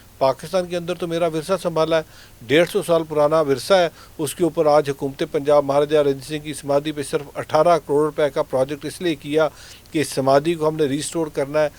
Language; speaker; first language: Urdu; non-native, local second language; Punjabi